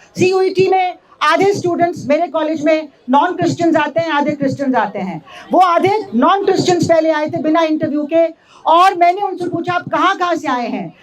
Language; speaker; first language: Hindi; native; Hindi